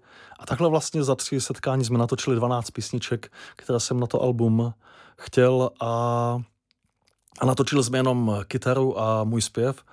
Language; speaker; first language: Czech; native; Czech